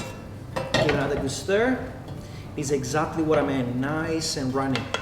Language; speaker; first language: English; non-native, fluent; Italian